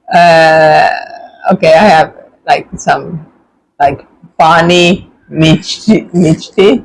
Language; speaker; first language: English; non-native, fluent; Estonian